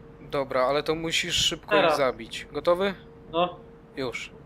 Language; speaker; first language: Polish; native; Polish